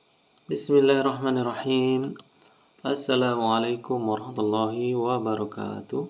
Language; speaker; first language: Arabic; non-native, fluent; Indonesian